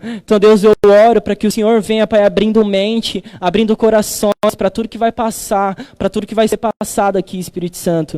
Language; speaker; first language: Portuguese; native; Portuguese